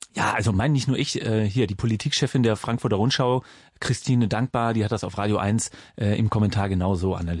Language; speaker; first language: German; native; German